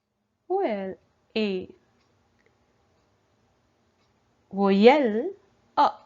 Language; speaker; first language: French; non-native, learner; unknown